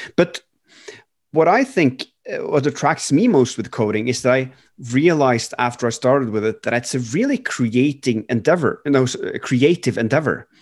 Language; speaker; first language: English; non-native, fluent; Norwegian